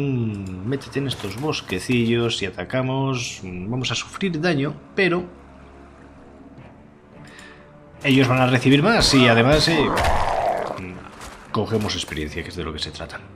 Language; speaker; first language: Spanish; native; Spanish